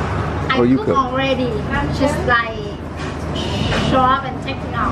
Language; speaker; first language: English; non-native, learner; Vietnamese